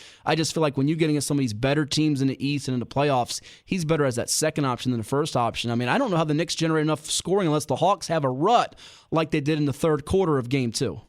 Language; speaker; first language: English; native; English